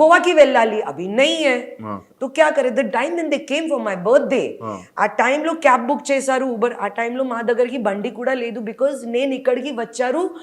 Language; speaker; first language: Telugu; non-native, local second language; Hindi